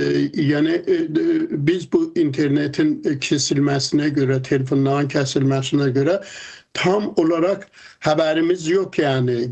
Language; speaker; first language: Turkish; non-native, fluent; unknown